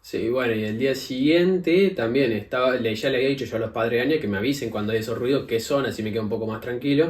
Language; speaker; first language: Spanish; native; Spanish